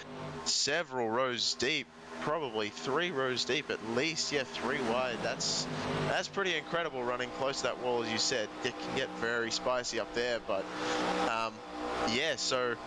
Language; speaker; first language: English; native; English